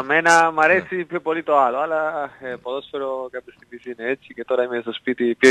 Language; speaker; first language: Greek; non-native, learner; Spanish